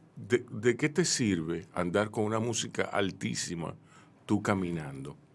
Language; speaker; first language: Spanish; native; Spanish